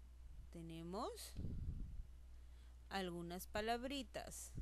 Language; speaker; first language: Spanish; native; Spanish